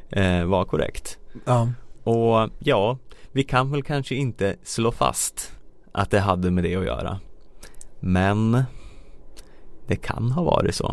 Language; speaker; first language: Swedish; native; Swedish